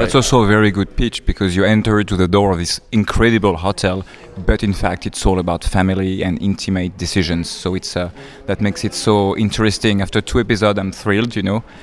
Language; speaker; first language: English; non-native, fluent; French